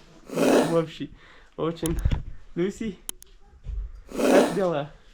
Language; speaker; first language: Russian; non-native, learner; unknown